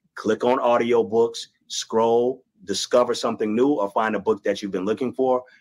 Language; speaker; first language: English; native; English